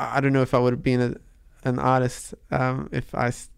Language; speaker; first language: English; early bilingual, other home language; Arabic